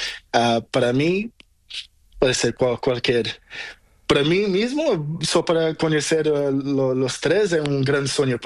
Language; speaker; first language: Spanish; non-native, learner; Portuguese